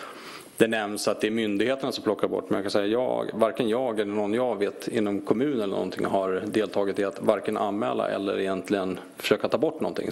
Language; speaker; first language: Swedish; native; Swedish